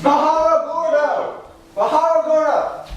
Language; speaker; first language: Spanish; non-native, learner; English